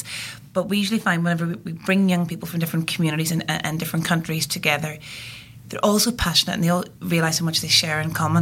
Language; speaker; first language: English; native; English